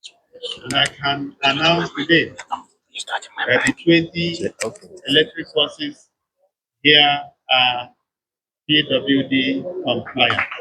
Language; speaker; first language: English; non-native, local second language; Igbo